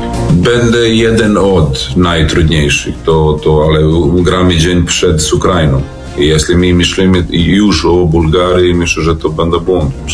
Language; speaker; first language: Polish; non-native, learner; Serbian